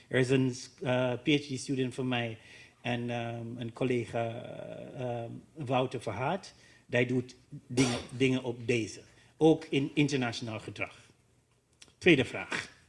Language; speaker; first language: Dutch; non-native, learner; English